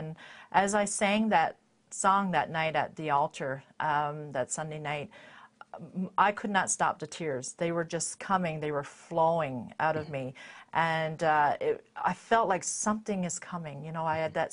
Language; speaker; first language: English; native; English